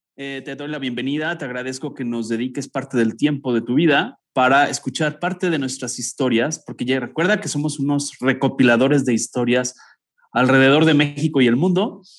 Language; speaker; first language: Spanish; native; Spanish